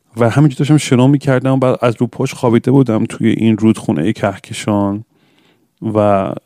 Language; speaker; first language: Persian; early bilingual, heritage; English